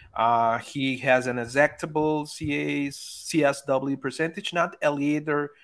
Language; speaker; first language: English; non-native, fluent; Spanish